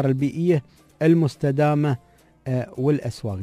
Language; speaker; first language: Arabic; native; Arabic